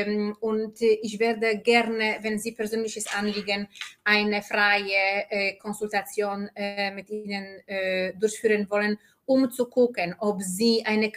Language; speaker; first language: German; non-native, fluent; Polish